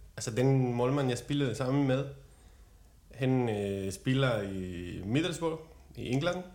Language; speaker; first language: Danish; non-native, fluent; Spanish